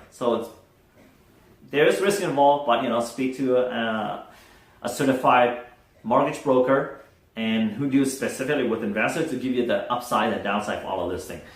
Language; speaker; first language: English; non-native, fluent; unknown